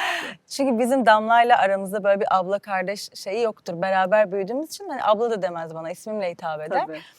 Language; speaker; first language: Turkish; early bilingual, heritage; Turkish